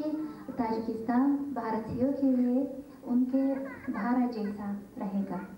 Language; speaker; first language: Hindi; non-native, fluent; Tajik